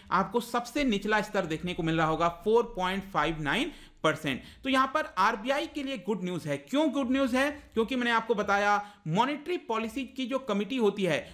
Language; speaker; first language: Hindi; native; Hindi